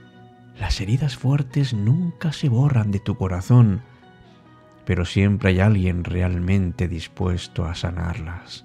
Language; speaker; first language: Spanish; native; Spanish